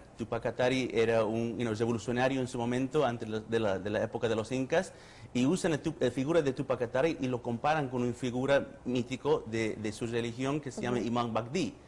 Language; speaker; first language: Spanish; early bilingual, heritage; Spanish